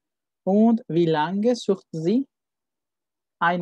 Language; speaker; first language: German; non-native, fluent; Spanish